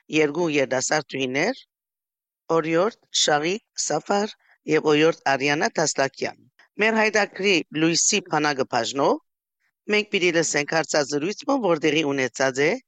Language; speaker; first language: Armenian; early bilingual, heritage; Armenian